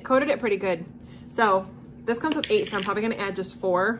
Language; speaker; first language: English; native; English